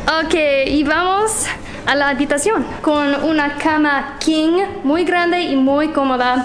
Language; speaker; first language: Spanish; non-native, learner; English